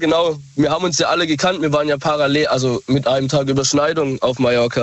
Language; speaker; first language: German; native; German